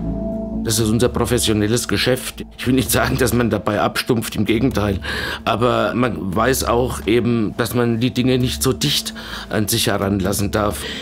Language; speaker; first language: German; native; German